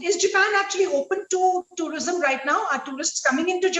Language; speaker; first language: English; non-native, learner; Japanese